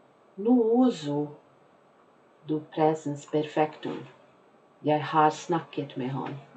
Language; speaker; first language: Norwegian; non-native, fluent; Portuguese